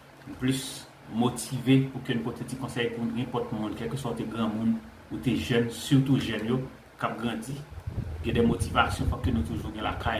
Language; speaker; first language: French; non-native, local second language; Haitian Creole